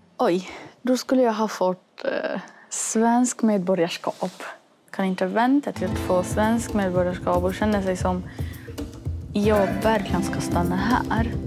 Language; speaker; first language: Swedish; non-native, fluent; Arabic